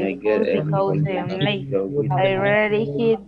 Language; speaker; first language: English; non-native, learner; Spanish